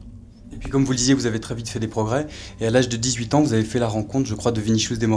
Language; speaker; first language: French; native; French